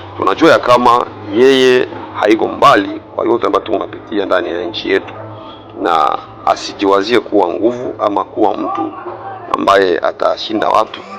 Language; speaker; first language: Swahili; non-native, local second language; Nande